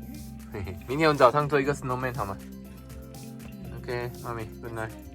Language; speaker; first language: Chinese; early bilingual, heritage; Chinese